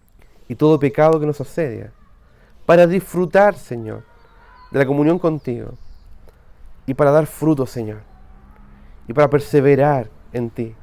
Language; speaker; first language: Spanish; native; Spanish